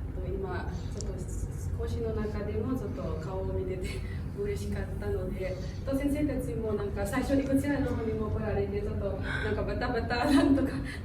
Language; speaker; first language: Japanese; native; Japanese